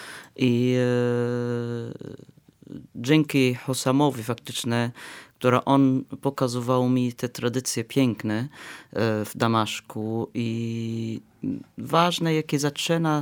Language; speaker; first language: Polish; non-native, fluent; Arabic